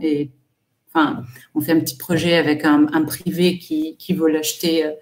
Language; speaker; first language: French; non-native, fluent; Portuguese